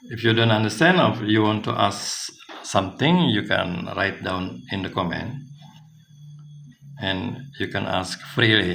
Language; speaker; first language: English; non-native, fluent; Indonesian